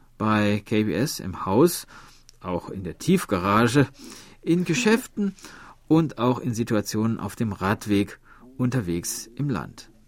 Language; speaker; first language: German; native; German